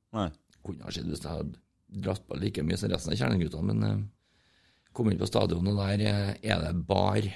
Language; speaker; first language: Norwegian; native; Norwegian